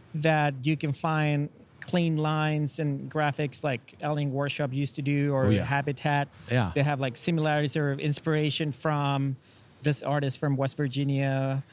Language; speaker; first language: English; non-native, fluent; Spanish